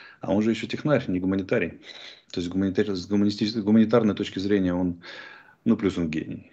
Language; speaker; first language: Russian; native; Russian